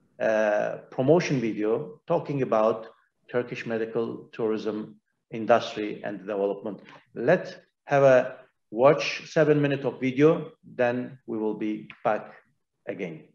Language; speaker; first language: English; non-native, fluent; Turkish